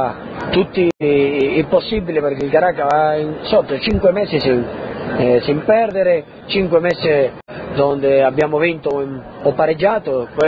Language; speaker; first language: Italian; early bilingual, heritage; Spanish